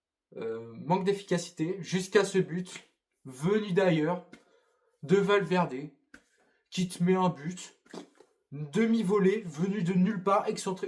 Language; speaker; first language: French; native; French